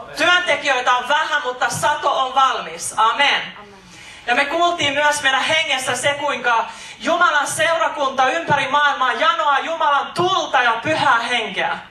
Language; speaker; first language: Finnish; native; Finnish